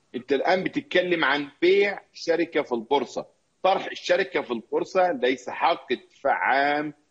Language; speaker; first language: Arabic; native; Arabic